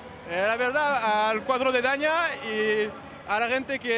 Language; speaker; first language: Spanish; non-native, fluent; French